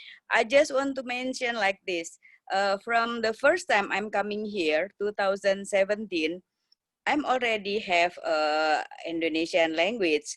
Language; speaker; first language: English; non-native, learner; Indonesian